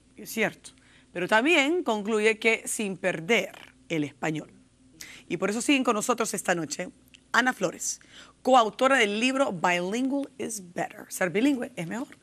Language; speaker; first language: Spanish; early bilingual, heritage; Spanish